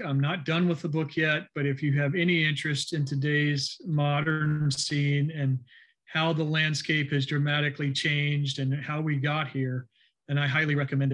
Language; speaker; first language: English; native; English